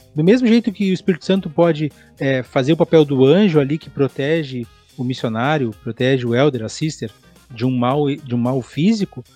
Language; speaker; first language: Portuguese; native; Portuguese